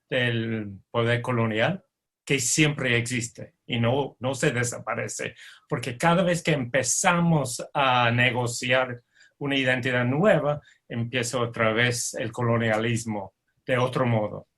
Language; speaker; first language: Spanish; non-native, fluent; English